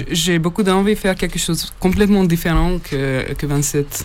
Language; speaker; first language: French; non-native, learner; Hungarian